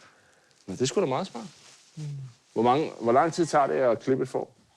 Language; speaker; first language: Danish; native; Danish